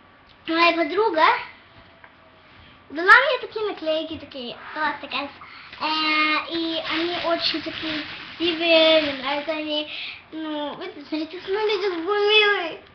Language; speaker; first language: Russian; early bilingual, heritage; Russian